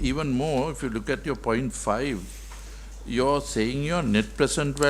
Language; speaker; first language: English; non-native, local second language; Sinhala